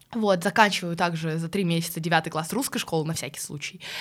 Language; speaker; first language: Russian; early bilingual, other home language; Swedish